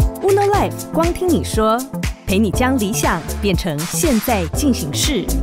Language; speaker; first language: Chinese; native; Chinese